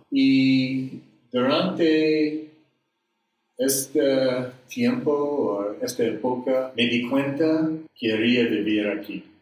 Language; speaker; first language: Spanish; non-native, learner; English